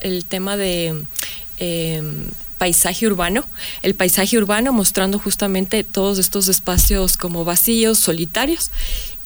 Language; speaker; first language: Spanish; native; Spanish